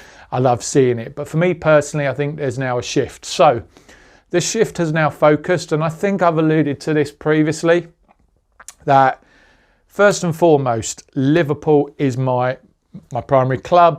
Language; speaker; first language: English; native; English